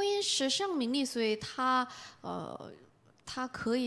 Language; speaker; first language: Chinese; non-native, fluent; Korean